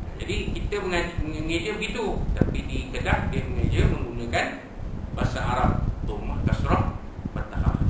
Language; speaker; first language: Malay; native; Malay